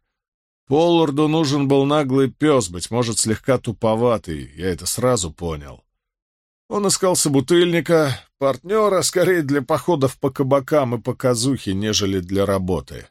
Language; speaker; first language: Russian; native; Russian